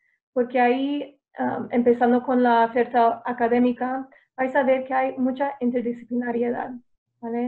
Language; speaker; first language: Spanish; non-native, fluent; English